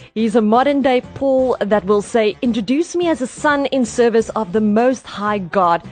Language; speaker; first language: English; non-native, local second language; Afrikaans